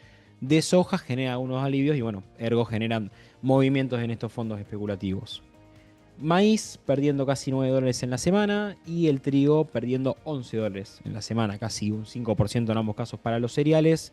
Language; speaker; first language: Spanish; native; Spanish